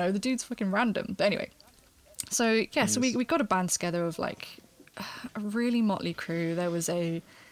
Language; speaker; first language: English; native; English